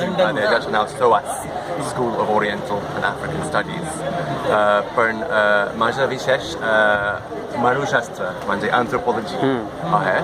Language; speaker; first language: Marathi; non-native, learner; English